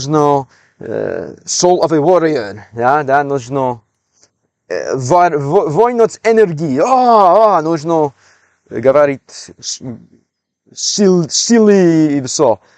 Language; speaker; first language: Russian; non-native, learner; English